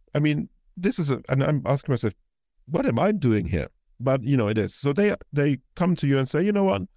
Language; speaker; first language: English; non-native, fluent; German